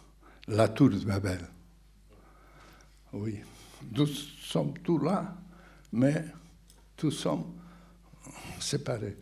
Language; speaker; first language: French; non-native, fluent; Portuguese